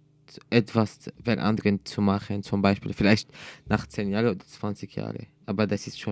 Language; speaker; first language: German; non-native, learner; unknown